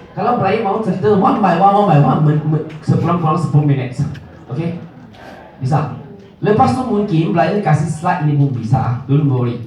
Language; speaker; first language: Malay; non-native, local second language; Min Nan Chinese